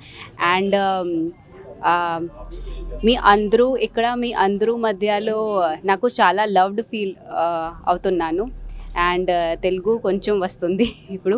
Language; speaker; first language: Telugu; non-native, learner; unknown